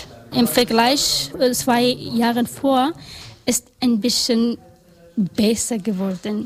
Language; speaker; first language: German; non-native, learner; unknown